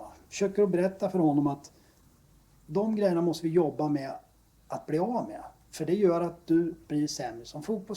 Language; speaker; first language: Swedish; native; Swedish